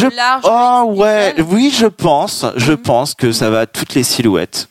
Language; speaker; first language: French; native; French